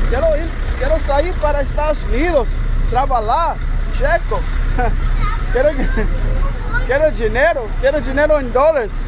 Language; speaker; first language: Portuguese; non-native, learner; English